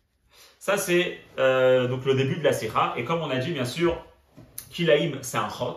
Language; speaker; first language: French; native; French